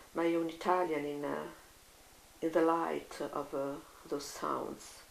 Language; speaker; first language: English; non-native, fluent; Italian